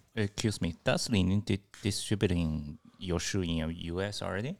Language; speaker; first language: English; non-native, fluent; Chinese